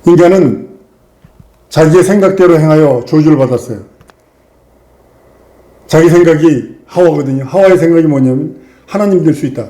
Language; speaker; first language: Korean; native; Korean